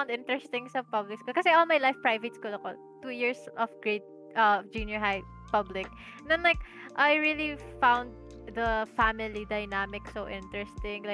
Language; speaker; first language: English; non-native, local second language; Filipino